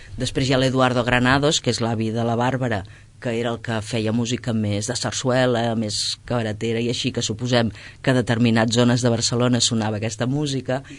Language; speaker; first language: Catalan; native; Catalan